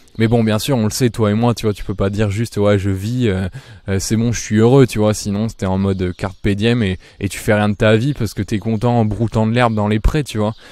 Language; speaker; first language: French; native; French